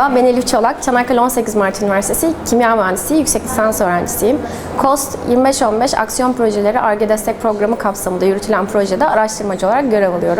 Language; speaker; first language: Turkish; native; Turkish